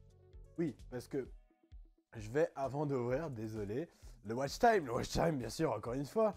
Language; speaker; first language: French; native; French